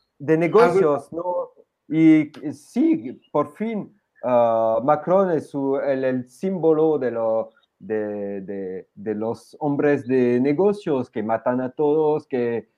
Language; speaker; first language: Spanish; non-native, fluent; French